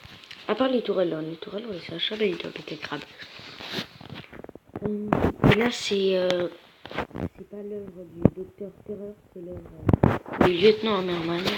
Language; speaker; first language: French; native; French